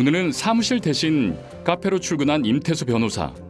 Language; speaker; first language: Korean; native; Korean